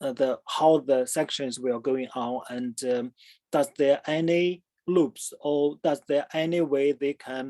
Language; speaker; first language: English; non-native, fluent; Chinese